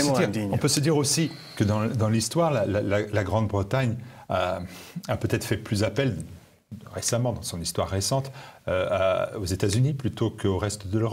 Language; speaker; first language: French; native; French